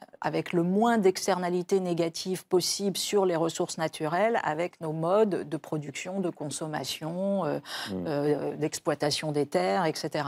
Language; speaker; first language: French; native; French